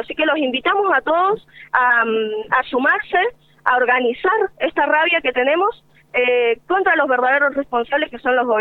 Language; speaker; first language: Spanish; native; Spanish